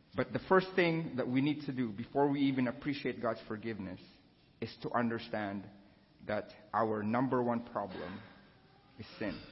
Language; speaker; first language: English; non-native, local second language; Filipino